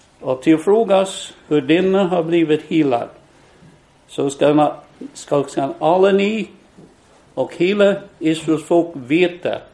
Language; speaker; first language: Swedish; non-native, fluent; English